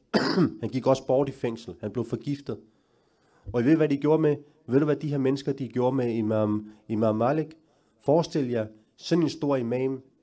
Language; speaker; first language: Danish; early bilingual, other home language; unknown